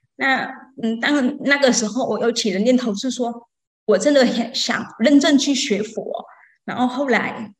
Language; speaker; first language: Chinese; non-native, learner; Vietnamese